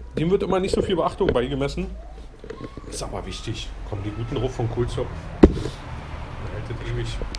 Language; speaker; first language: German; native; German